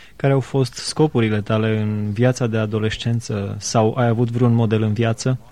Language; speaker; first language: Romanian; native; Romanian